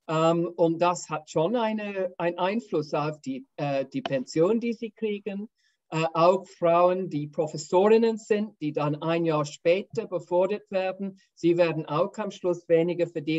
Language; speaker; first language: German; non-native, fluent; English